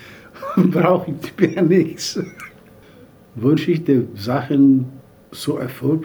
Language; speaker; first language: German; non-native, learner; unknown